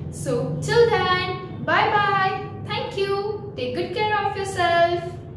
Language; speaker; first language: English; non-native, local second language; Gujarati